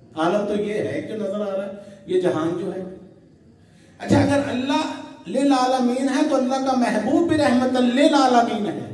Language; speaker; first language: Urdu; non-native, local second language; Punjabi